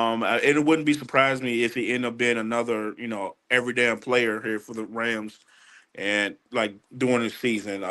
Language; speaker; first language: English; native; English